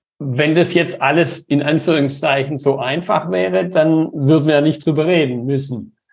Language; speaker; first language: German; native; German